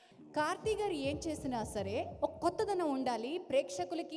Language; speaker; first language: Telugu; native; Telugu